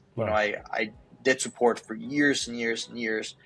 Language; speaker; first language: English; early bilingual, other home language; Spanish